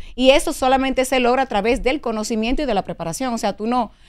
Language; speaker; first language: Spanish; native; Spanish